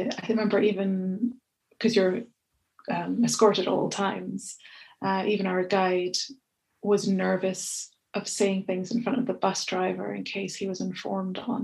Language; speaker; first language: English; native; English